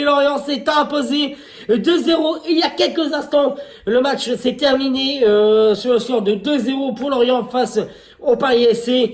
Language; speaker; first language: French; native; French